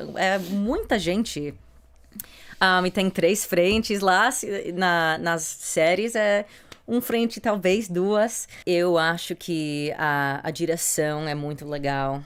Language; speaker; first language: Portuguese; non-native, fluent; English